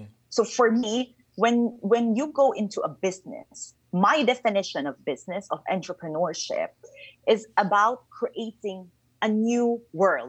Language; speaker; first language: English; non-native, local second language; Filipino